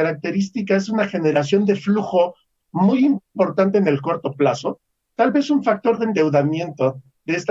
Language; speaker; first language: Spanish; native; Spanish